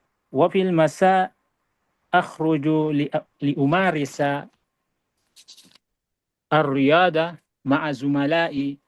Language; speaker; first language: Arabic; non-native, learner; Indonesian